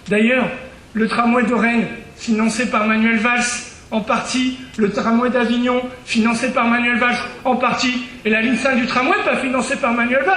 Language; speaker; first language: French; native; French